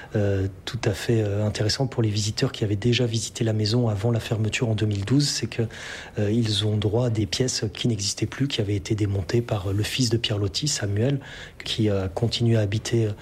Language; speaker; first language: French; native; French